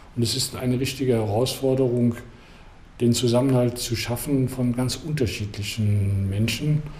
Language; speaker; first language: German; native; German